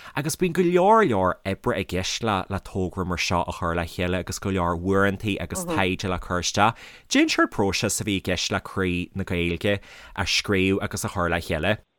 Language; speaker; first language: Irish; native; Irish